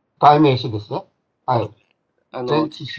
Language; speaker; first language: Japanese; non-native, fluent; Chinese